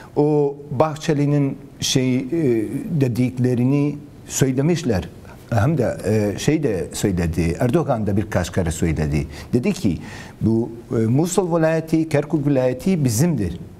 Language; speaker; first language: Turkish; non-native, learner; Kurdish